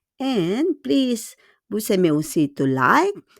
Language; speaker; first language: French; non-native, fluent; Filipino